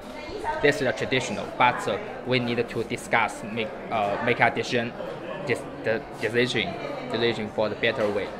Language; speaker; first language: English; non-native, learner; Chinese